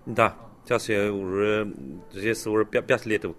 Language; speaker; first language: Russian; non-native, learner; Chinese